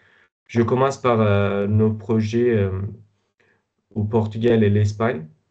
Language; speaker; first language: French; non-native, fluent; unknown